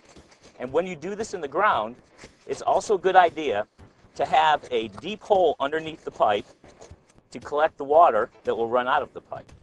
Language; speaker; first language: English; native; English